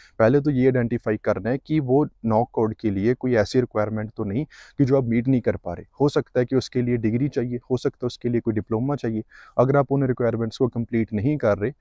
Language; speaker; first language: Hindi; non-native, local second language; Punjabi